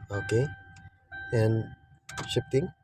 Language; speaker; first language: English; non-native, local second language; Filipino